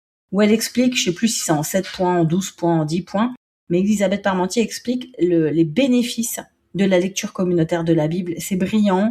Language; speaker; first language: French; native; French